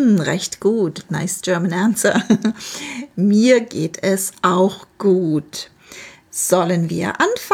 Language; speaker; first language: German; non-native, fluent; English